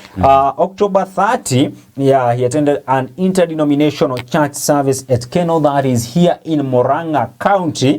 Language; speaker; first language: English; non-native, local second language; Swahili